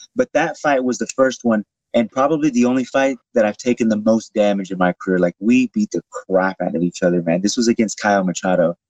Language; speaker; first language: English; native; English